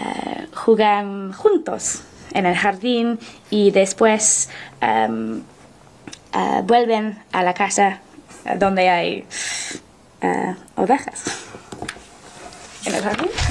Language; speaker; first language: Spanish; non-native, learner; English